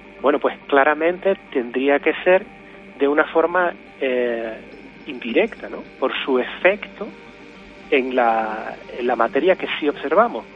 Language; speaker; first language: Spanish; native; Spanish